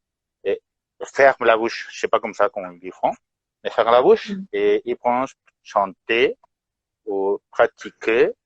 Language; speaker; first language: French; non-native, fluent; Spanish